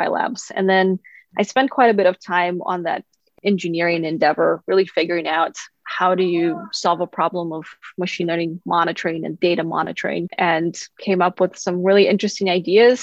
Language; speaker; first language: English; non-native, fluent; Kazakh